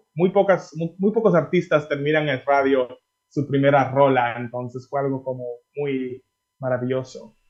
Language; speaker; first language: Spanish; early bilingual, heritage; Spanish